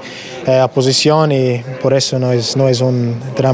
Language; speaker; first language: Spanish; non-native, learner; English